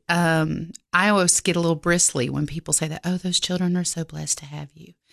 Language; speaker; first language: English; native; English